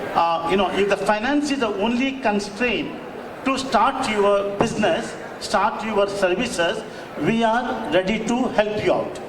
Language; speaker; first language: English; non-native, local second language; Kannada